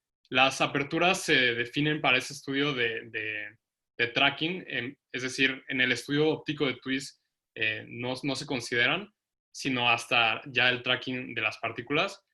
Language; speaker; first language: Spanish; native; Spanish